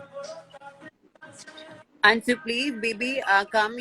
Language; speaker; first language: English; non-native, learner; Hindi